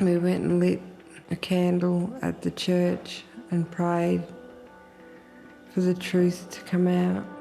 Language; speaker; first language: English; native; English